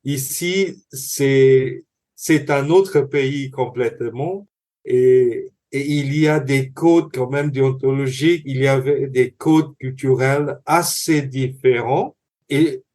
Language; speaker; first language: French; non-native, fluent; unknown